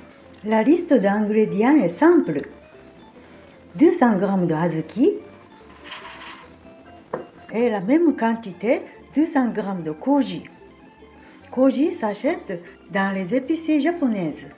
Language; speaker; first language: French; non-native, fluent; Japanese